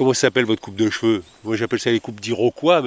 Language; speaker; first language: French; native; French